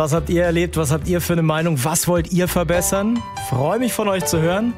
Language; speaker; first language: German; native; German